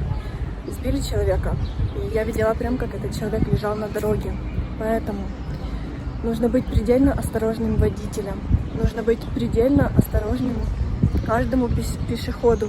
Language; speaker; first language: Russian; native; Russian